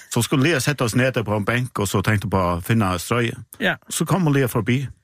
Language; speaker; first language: Danish; non-native, local second language; Faroese